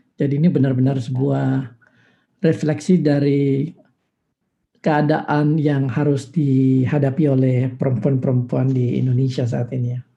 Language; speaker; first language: Indonesian; native; Indonesian